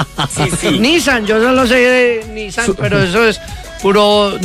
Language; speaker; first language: Spanish; native; Spanish